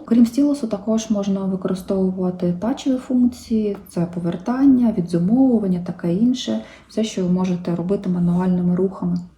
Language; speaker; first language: Ukrainian; native; Ukrainian